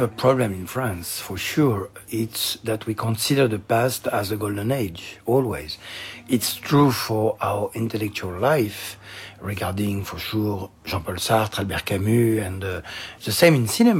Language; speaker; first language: English; non-native, fluent; French